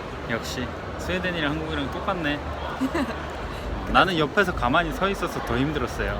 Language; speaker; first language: Korean; native; Korean